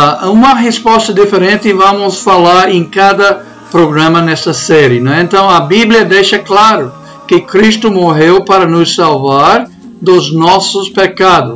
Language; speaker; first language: Portuguese; non-native, fluent; English